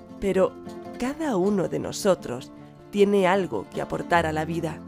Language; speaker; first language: Spanish; native; Spanish